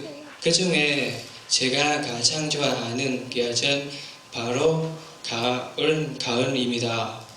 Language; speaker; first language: Korean; non-native, learner; Vietnamese